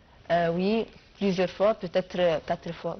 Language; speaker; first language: French; non-native, fluent; Arabic